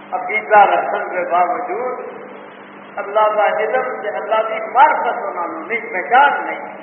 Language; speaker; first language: Urdu; non-native, local second language; Punjabi